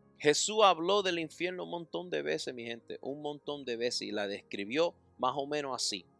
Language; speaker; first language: Spanish; early bilingual, heritage; Spanish